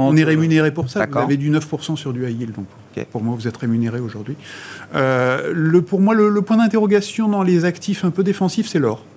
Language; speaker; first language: French; native; French